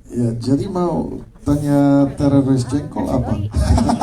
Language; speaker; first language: Indonesian; non-native, fluent; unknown